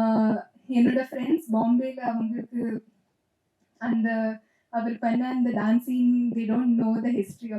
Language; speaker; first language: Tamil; non-native, local second language; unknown